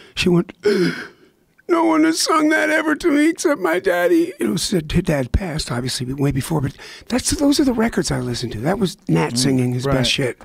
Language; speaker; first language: English; native; English